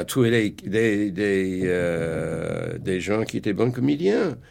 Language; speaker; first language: French; non-native, fluent; English